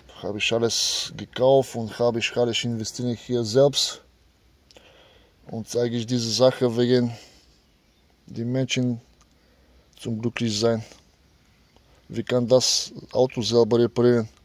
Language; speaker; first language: German; non-native, learner; Bulgarian